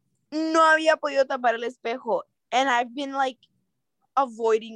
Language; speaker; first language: Spanish; early bilingual, heritage; Spanish